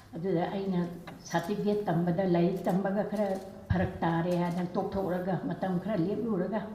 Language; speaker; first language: Manipuri; non-native, local second language; Rongmei Naga